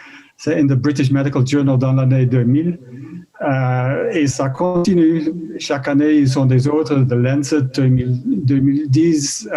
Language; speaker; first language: French; non-native, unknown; Dutch